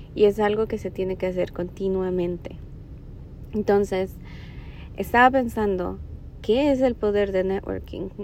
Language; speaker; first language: Spanish; early bilingual, heritage; Spanish